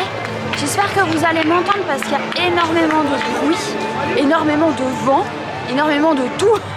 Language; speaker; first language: French; native; French